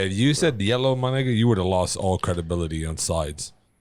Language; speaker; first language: English; native; English